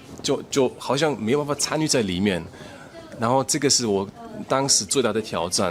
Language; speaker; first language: Chinese; non-native, fluent; German